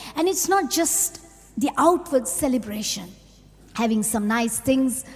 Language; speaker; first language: English; non-native, local second language; Sinhala